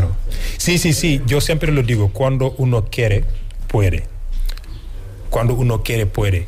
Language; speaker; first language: Spanish; non-native, fluent; Wolof